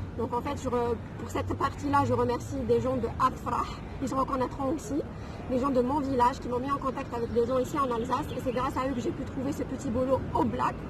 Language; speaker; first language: French; non-native, local second language; Arabic